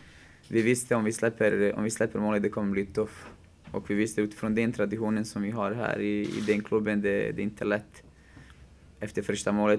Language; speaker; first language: Swedish; non-native, fluent; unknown